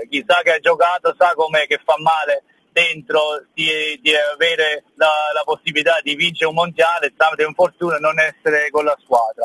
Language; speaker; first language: Italian; early bilingual, heritage; German